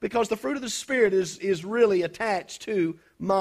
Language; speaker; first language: English; native; English